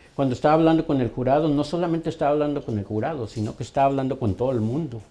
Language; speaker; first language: Spanish; early bilingual, other home language; English